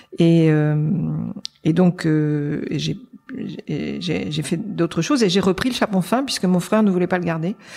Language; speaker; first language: French; native; French